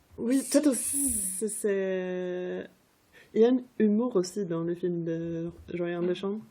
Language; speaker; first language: French; non-native, fluent; Swedish